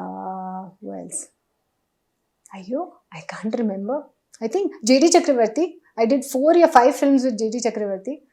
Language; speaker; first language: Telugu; non-native, fluent; Hindi